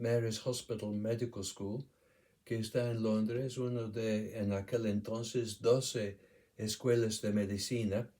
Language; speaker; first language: Spanish; non-native, fluent; English